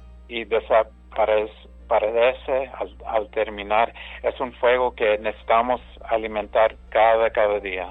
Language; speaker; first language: Spanish; early bilingual, heritage; English